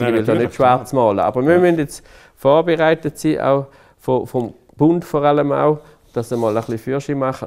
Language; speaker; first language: German; native; German